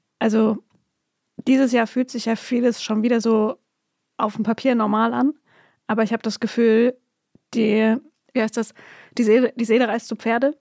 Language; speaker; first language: German; native; German